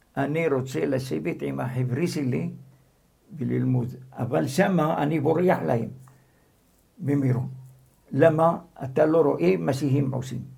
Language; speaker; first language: Hebrew; non-native, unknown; Arabic